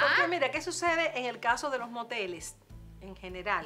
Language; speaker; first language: Spanish; native; Spanish